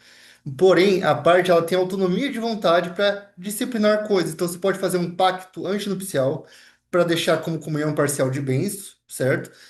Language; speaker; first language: Portuguese; native; Portuguese